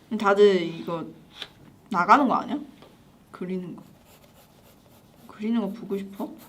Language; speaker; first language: Korean; non-native, fluent; Chinese